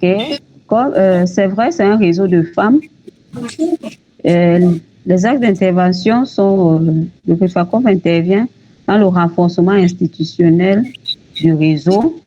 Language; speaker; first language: French; native; French